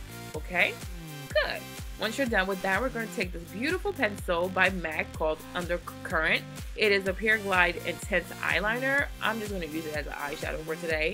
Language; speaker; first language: English; native; English